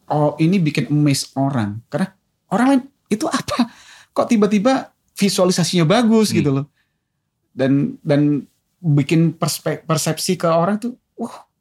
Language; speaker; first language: Indonesian; native; Indonesian